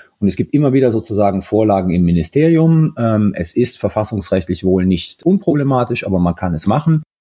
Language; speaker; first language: German; early bilingual, other home language; Italian